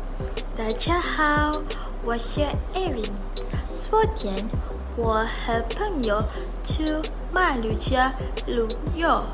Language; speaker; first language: Chinese; non-native, learner; Malay